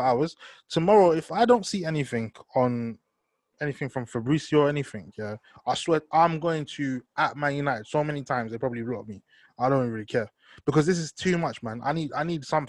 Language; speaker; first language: English; native; English